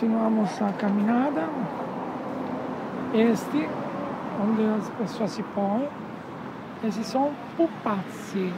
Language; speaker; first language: Portuguese; non-native, fluent; Italian